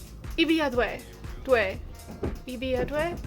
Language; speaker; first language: Korean; non-native, learner; English